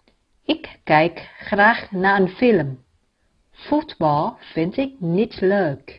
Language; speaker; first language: Dutch; non-native, fluent; Vietnamese